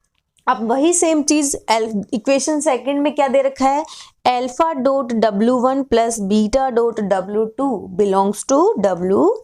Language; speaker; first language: Hindi; native; Hindi